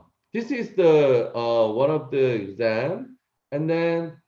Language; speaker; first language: English; non-native, learner; Korean